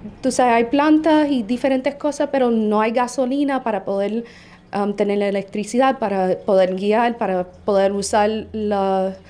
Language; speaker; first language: Spanish; early bilingual, heritage; Spanish